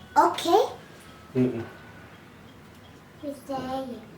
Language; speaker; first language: Swedish; early bilingual, other home language; Somali